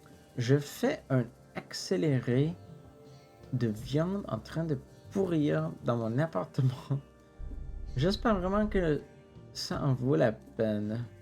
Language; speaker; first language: French; non-native, local second language; English